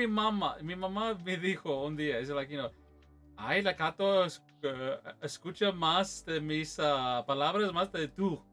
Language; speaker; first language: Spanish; early bilingual, heritage; English